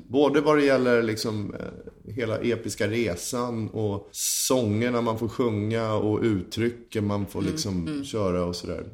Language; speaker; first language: Swedish; native; Swedish